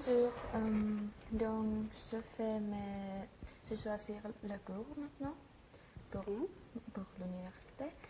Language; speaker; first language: French; non-native, learner; Finnish